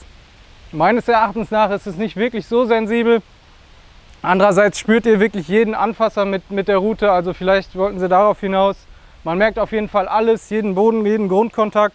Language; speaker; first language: German; native; German